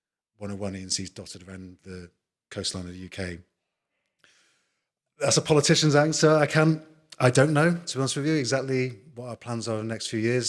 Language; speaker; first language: English; native; English